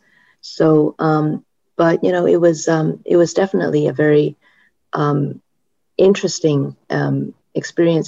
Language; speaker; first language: English; native; English